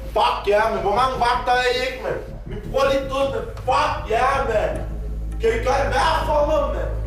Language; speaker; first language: Danish; early bilingual, other home language; Turkish